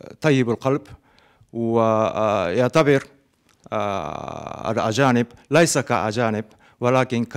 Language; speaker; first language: Arabic; non-native, fluent; Japanese